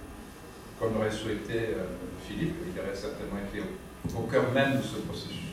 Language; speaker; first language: French; native; French